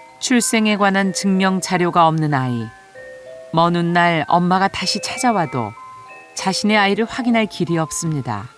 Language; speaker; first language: Korean; native; Korean